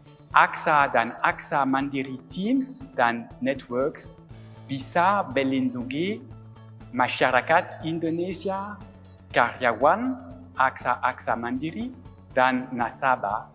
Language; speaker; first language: Indonesian; non-native, learner; French